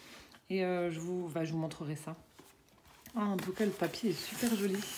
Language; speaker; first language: French; native; French